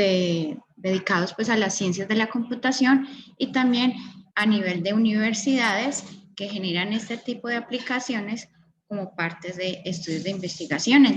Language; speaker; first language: Spanish; native; Spanish